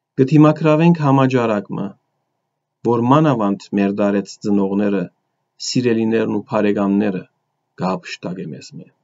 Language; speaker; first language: Armenian; early bilingual, heritage; Armenian